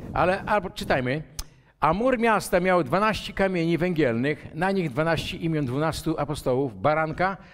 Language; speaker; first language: Polish; native; Polish